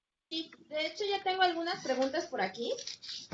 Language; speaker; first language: Spanish; native; Spanish